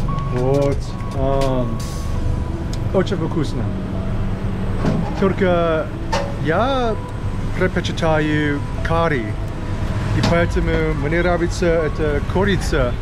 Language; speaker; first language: Russian; non-native, learner; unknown